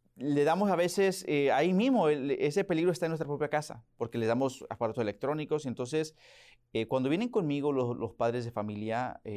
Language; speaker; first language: Spanish; early bilingual, heritage; Spanish